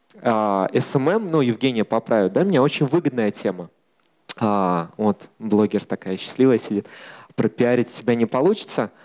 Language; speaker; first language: Russian; native; Russian